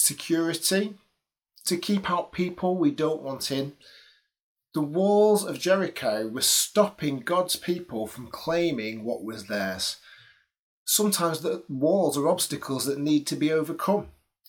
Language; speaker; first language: English; native; English